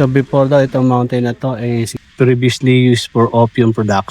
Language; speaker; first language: English; non-native, fluent; Filipino